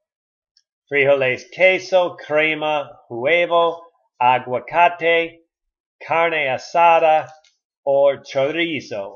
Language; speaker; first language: Spanish; non-native, learner; English